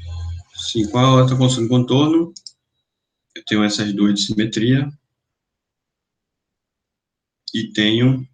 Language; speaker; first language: Portuguese; native; Portuguese